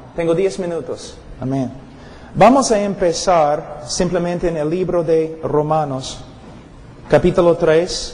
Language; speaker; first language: Spanish; non-native, fluent; English